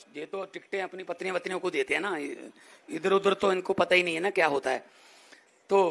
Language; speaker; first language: Hindi; non-native, local second language; Punjabi